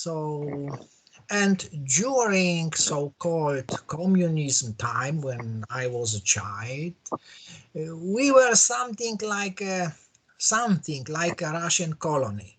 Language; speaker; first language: English; non-native, learner; Polish